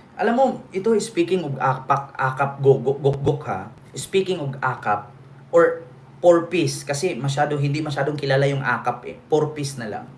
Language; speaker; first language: Filipino; non-native, local second language; Cebuano